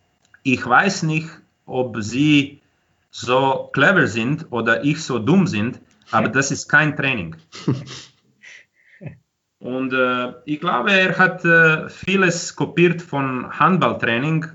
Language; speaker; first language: German; non-native, fluent; Croatian